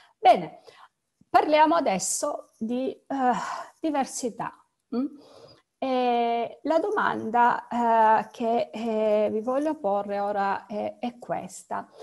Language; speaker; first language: Italian; native; Italian